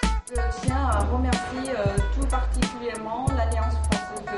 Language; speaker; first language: French; non-native, fluent; Chinese